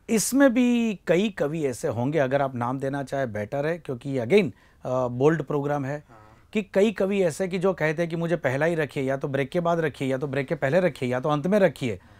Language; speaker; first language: Hindi; non-native, local second language; Gujarati